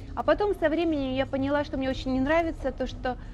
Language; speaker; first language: Russian; native; Russian